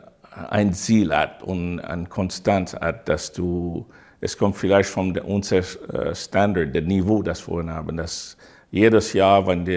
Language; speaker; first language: German; non-native, fluent; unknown